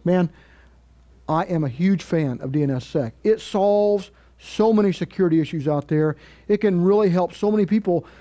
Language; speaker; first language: English; native; English